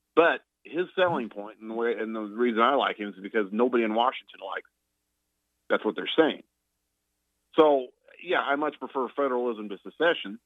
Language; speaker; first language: English; non-native, fluent; Spanish